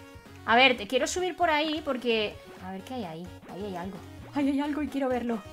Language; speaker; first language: Spanish; native; Spanish